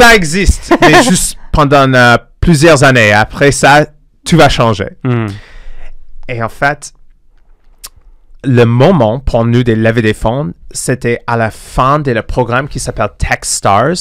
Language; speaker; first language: French; non-native, fluent; English